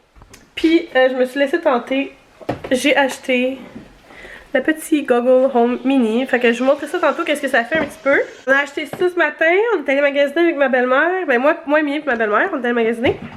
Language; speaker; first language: French; native; French